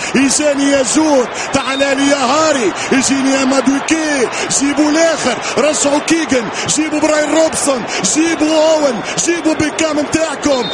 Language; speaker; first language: Arabic; native; Arabic